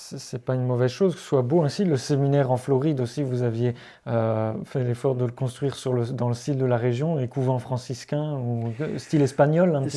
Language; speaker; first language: French; native; French